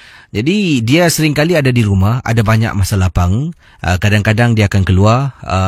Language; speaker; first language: Malay; native; Malay